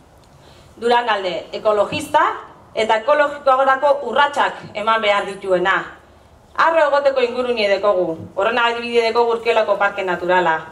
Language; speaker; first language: Basque; native; Basque